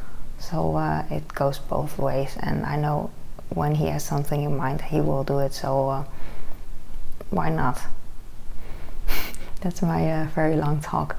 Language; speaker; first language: English; non-native, fluent; Dutch